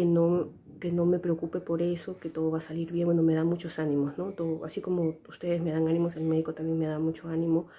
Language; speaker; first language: Spanish; native; Spanish